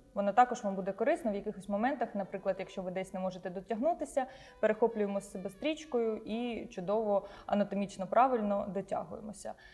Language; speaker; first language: Ukrainian; non-native, local second language; Russian